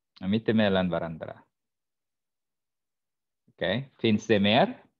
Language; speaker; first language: Swedish; non-native, fluent; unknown